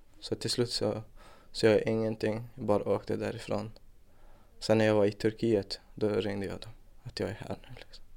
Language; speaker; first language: Swedish; non-native, fluent; Persian